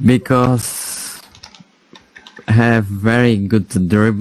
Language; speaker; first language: English; non-native, learner; Slovak